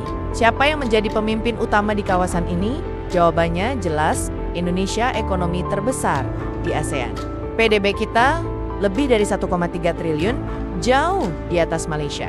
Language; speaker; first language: Indonesian; native; Indonesian